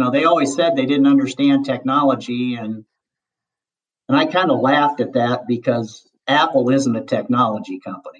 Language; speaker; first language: English; native; English